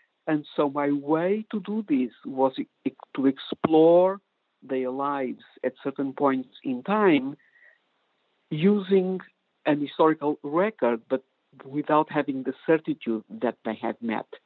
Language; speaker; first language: English; non-native, fluent; Portuguese